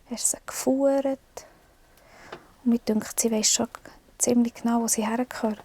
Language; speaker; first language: German; native; German